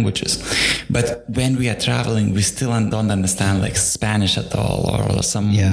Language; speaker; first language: English; non-native, fluent; Lithuanian